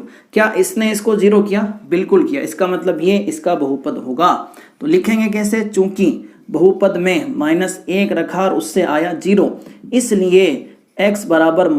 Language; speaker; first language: Hindi; native; Hindi